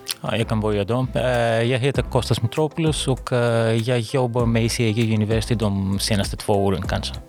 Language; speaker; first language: Swedish; non-native, fluent; Greek